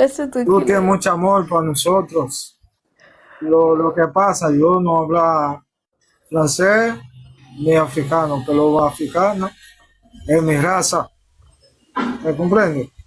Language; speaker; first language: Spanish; non-native, learner; Haitian Creole